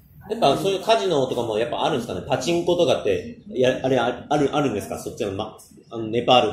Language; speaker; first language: Japanese; native; Japanese